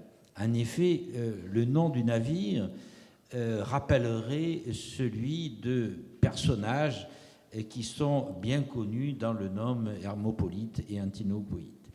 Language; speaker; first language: French; native; French